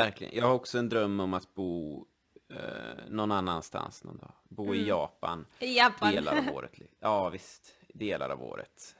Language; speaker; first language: Swedish; native; Swedish